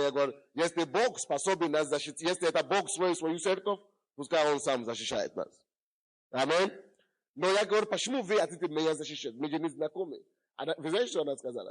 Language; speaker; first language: Russian; non-native, fluent; Yoruba